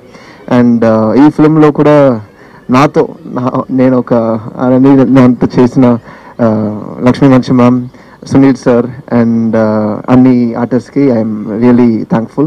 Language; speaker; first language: Telugu; non-native, learner; Tamil